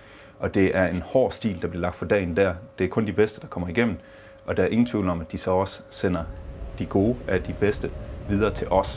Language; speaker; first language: Danish; native; Danish